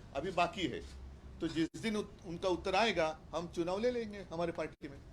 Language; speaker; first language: Hindi; non-native, local second language; Marathi